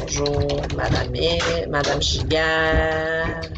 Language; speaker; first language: French; native; French